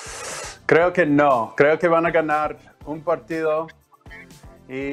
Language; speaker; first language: Spanish; non-native, learner; English